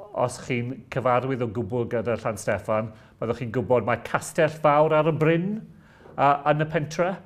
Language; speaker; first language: Welsh; non-native, local second language; English